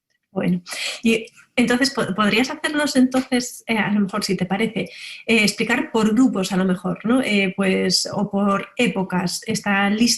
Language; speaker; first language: Spanish; native; Spanish